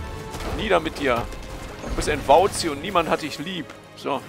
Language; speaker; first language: German; native; German